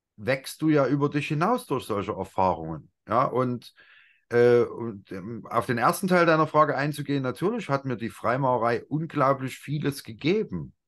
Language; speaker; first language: German; native; German